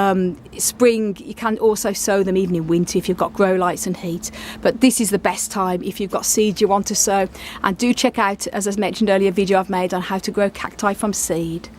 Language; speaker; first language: English; native; English